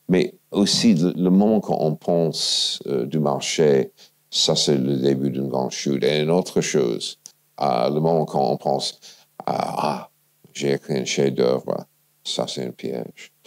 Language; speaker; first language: French; non-native, fluent; English